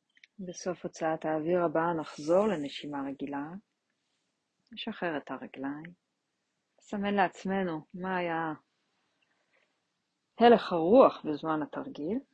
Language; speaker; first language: Hebrew; native; Hebrew